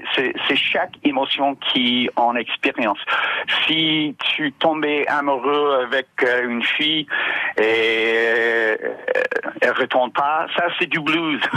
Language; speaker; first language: French; non-native, learner; English